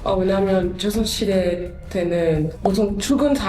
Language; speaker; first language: Korean; non-native, learner; French